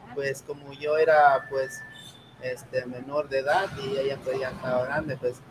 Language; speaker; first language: Spanish; native; Spanish